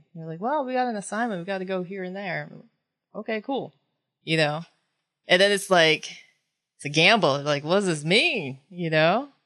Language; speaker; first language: English; early bilingual, other home language; Filipino